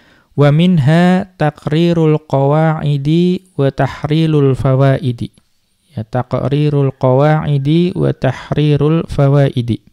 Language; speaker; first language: Arabic; non-native, fluent; Indonesian